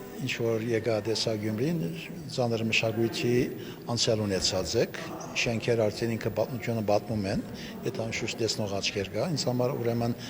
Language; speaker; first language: Armenian; early bilingual, heritage; Armenian